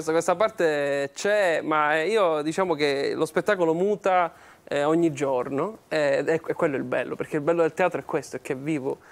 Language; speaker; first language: Italian; native; Italian